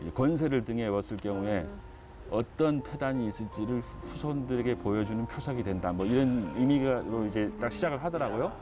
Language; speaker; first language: Korean; native; Korean